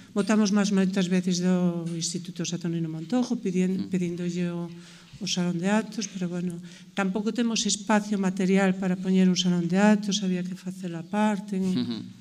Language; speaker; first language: Galician; non-native, local second language; Spanish